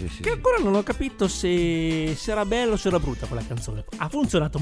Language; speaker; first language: Italian; native; Italian